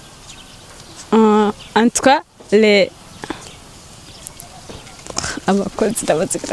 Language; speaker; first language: French; non-native, learner; Rundi